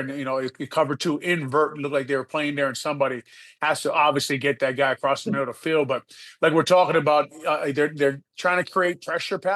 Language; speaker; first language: English; native; English